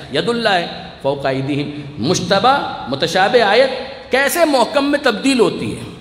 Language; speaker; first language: Urdu; non-native, local second language; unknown